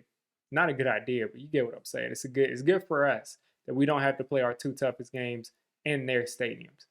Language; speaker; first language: English; native; English